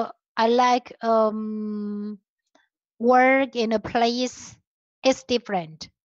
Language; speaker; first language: English; non-native, learner; Chinese